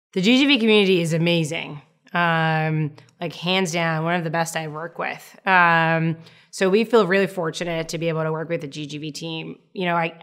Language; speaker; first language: English; non-native, fluent; Hebrew